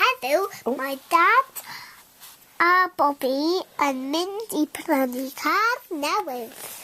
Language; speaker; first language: Welsh; non-native, local second language; English